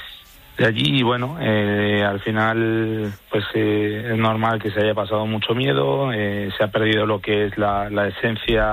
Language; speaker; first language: Spanish; native; Spanish